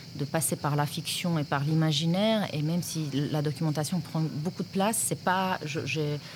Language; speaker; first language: French; non-native, fluent; Romanian